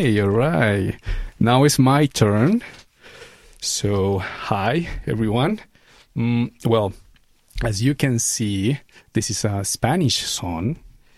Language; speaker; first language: English; non-native, fluent; Spanish